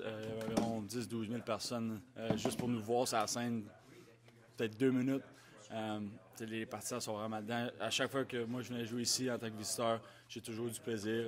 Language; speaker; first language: French; native; French